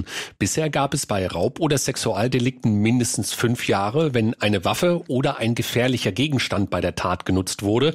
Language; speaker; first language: German; native; German